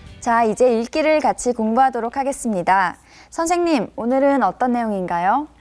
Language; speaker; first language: Korean; native; Korean